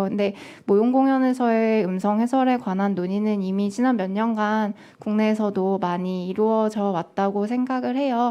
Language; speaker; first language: Korean; native; Korean